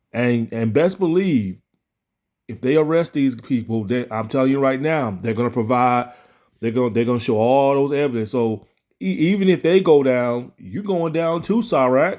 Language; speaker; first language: English; native; English